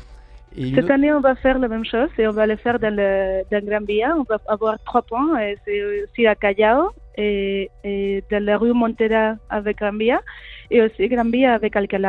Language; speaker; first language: French; non-native, learner; Spanish